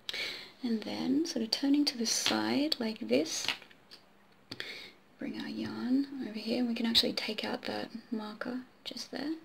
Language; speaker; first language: English; native; English